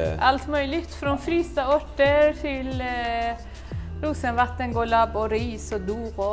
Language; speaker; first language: Swedish; non-native, fluent; Persian